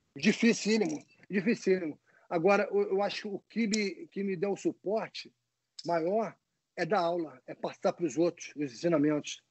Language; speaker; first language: Portuguese; native; Portuguese